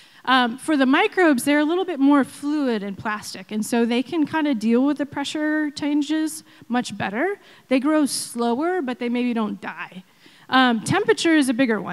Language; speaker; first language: English; native; English